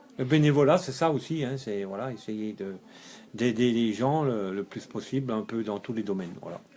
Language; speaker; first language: French; native; French